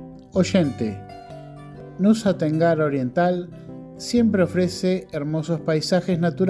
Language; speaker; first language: Spanish; non-native, fluent; Indonesian